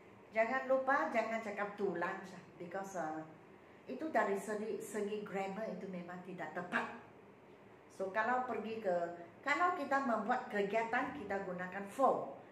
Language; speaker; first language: Malay; native; Malay